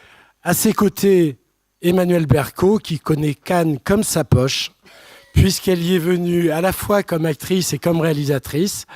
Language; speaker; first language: French; native; French